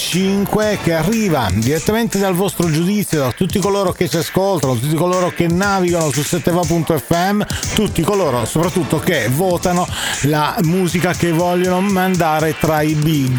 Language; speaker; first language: Italian; native; Italian